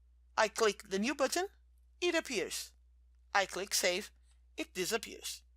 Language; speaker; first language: English; non-native, fluent; Portuguese